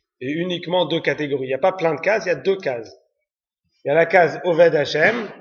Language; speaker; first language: French; native; French